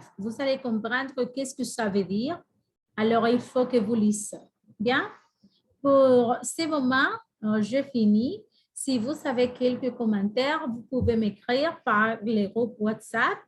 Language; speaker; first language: French; non-native, fluent; Spanish